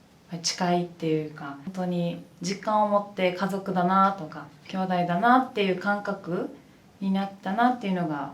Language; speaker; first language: Japanese; native; Japanese